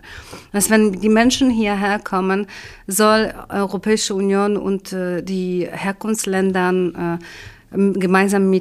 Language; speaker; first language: German; non-native, fluent; Polish